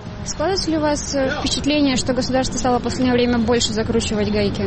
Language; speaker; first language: Russian; native; Russian